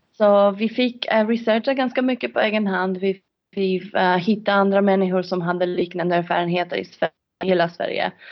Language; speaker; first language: Swedish; non-native, fluent; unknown